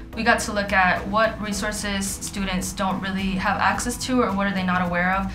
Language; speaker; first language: English; native; English